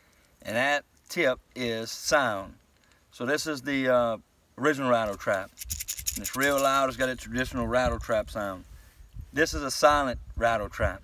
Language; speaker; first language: English; native; English